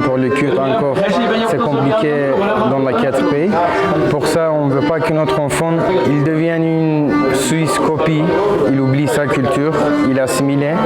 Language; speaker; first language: French; non-native, fluent; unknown